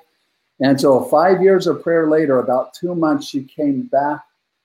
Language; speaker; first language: English; native; English